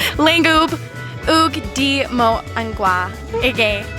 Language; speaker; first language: Cebuano; non-native, learner; English